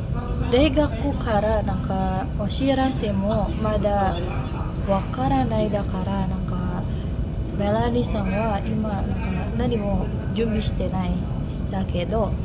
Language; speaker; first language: Japanese; non-native, learner; Indonesian